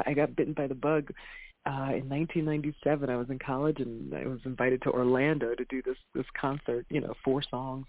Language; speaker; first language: English; native; English